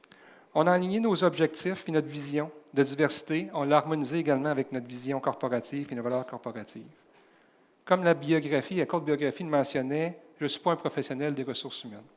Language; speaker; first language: French; native; French